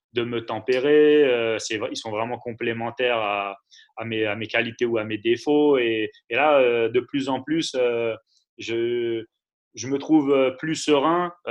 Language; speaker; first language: French; native; French